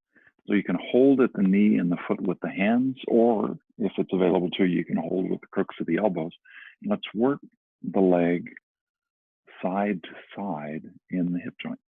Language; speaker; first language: English; native; English